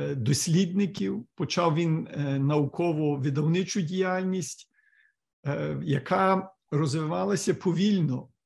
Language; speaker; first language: Ukrainian; early bilingual, heritage; Ukrainian